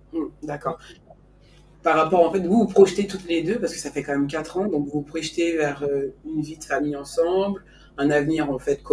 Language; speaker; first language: French; native; French